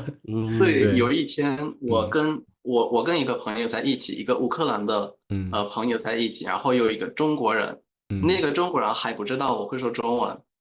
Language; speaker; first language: Chinese; non-native, fluent; Spanish